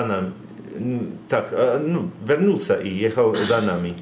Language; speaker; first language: Russian; non-native, learner; English